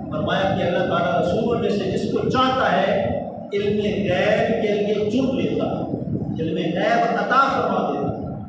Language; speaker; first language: Urdu; native; Urdu